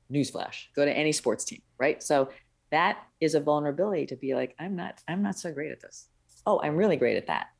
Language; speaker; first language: English; early bilingual, other home language; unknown